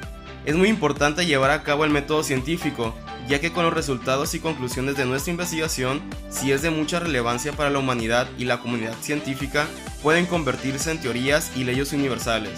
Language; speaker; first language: Spanish; native; Spanish